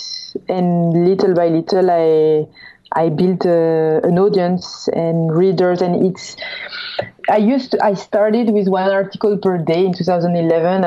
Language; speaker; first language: English; non-native, fluent; French